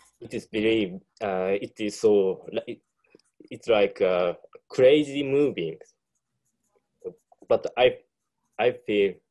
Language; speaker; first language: English; non-native, learner; Japanese